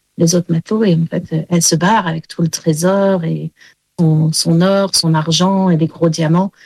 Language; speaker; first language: French; early bilingual, heritage; English